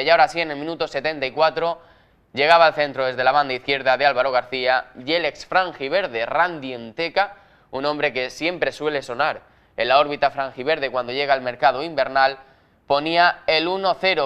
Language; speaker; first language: Spanish; native; Spanish